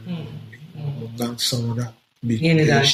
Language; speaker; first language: Turkish; non-native, fluent; Italian